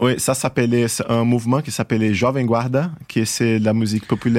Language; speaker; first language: French; non-native, fluent; Portuguese